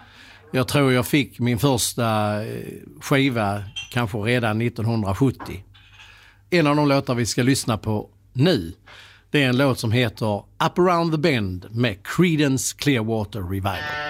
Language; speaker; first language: Swedish; native; Swedish